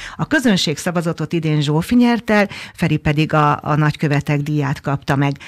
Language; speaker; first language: Hungarian; native; Hungarian